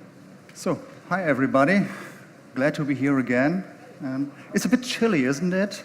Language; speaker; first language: English; non-native, fluent; German